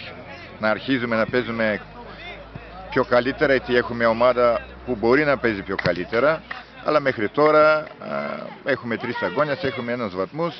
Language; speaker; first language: Greek; non-native, learner; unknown